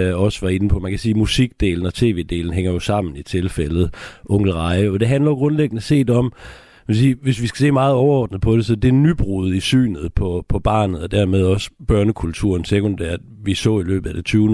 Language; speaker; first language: Danish; native; Danish